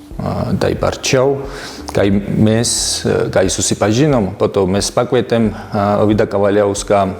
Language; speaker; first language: Lithuanian; non-native, fluent; Georgian